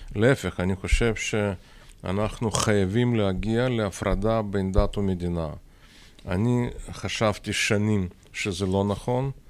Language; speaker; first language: Hebrew; non-native, fluent; Russian